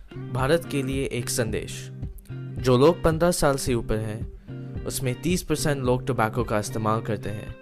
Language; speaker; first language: Hindi; non-native, learner; English